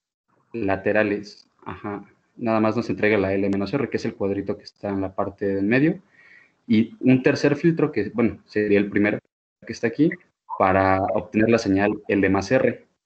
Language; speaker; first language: Spanish; native; Spanish